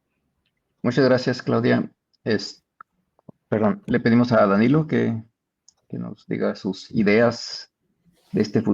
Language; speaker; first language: Spanish; native; Spanish